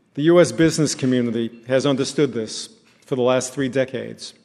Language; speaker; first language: English; native; English